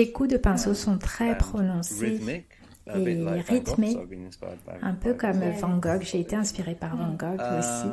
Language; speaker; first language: French; native; French